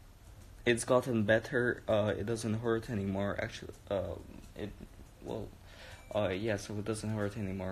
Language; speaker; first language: English; non-native, learner; Russian